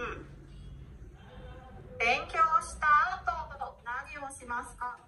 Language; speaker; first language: Japanese; non-native, learner; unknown